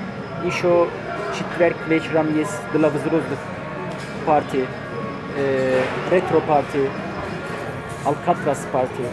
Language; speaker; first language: Russian; non-native, local second language; Turkish